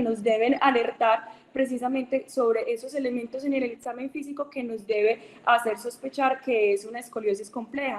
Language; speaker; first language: Spanish; native; Spanish